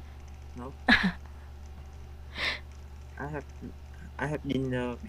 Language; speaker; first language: English; non-native, learner; Vietnamese